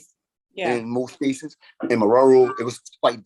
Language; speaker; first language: English; native; English